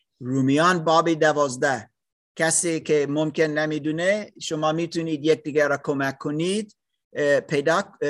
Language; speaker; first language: Persian; non-native, learner; English